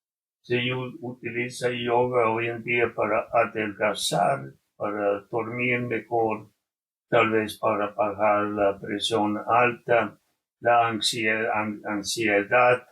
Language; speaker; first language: Spanish; non-native, fluent; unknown